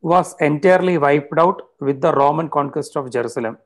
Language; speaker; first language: English; non-native, local second language; Malayalam